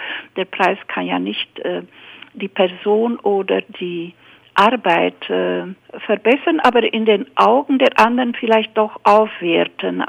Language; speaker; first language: German; native; German